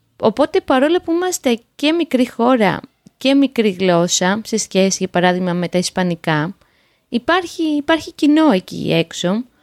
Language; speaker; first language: Greek; native; Greek